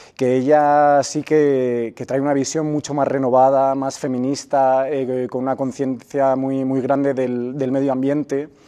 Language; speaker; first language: Spanish; native; Spanish